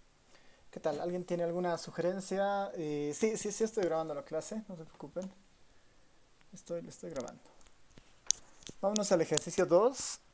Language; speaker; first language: Spanish; native; Spanish